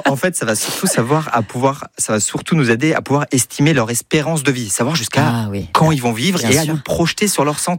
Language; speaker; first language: French; native; French